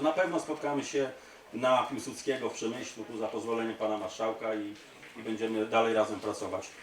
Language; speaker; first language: Polish; native; Polish